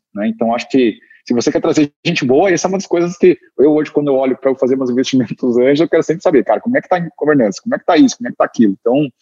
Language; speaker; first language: Portuguese; native; Portuguese